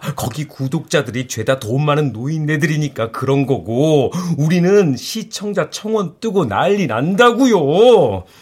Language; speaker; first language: Korean; native; Korean